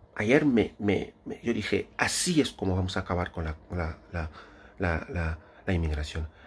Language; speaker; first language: Spanish; non-native, fluent; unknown